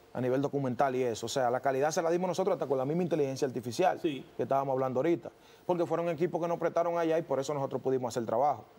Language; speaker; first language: Spanish; native; Spanish